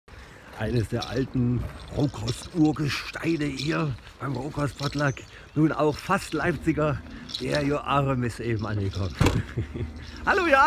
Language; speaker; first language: German; native; German